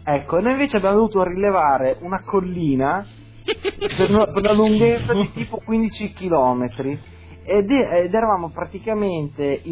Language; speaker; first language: Italian; native; Italian